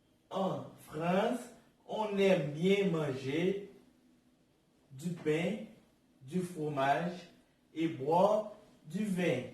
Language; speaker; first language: French; non-native, learner; Portuguese